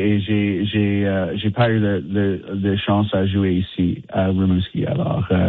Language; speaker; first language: French; non-native, learner; English